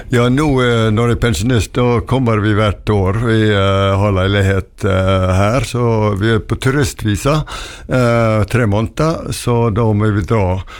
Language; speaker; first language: Norwegian; native; Norwegian